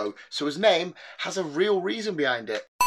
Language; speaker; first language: English; native; English